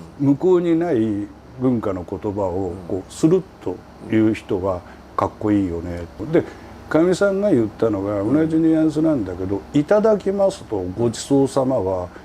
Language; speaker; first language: Japanese; native; Japanese